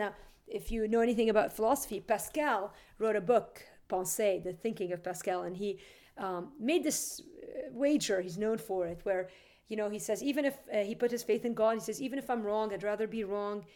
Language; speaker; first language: English; native; English